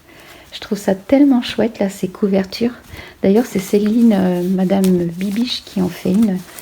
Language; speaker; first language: French; native; French